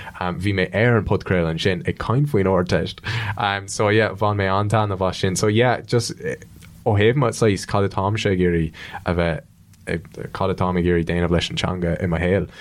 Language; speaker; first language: Irish; non-native, local second language; English